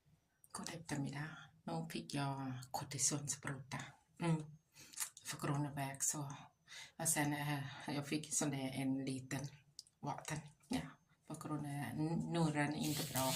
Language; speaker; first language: Swedish; non-native, learner; Thai